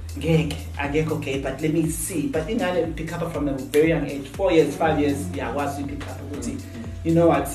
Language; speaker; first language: English; non-native, local second language; Zulu